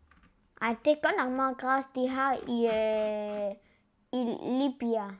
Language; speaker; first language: Danish; early bilingual, other home language; Spanish